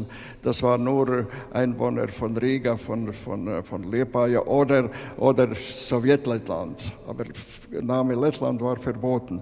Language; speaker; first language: German; non-native, fluent; Latvian